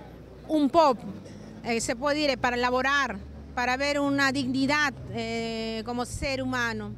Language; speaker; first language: Italian; non-native, fluent; Spanish